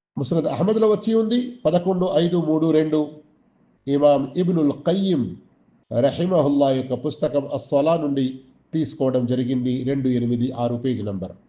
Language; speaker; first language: Telugu; non-native, local second language; Urdu